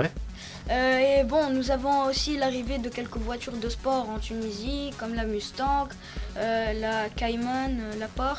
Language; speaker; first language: French; non-native, local second language; Arabic